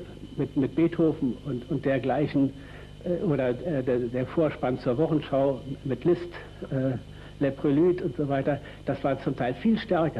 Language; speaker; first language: German; native; German